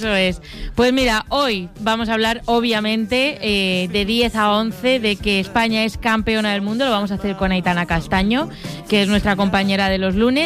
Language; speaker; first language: Spanish; native; Spanish